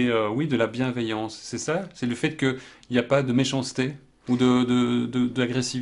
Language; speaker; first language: French; native; French